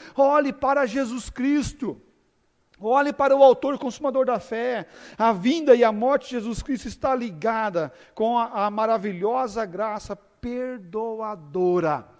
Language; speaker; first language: Portuguese; native; Portuguese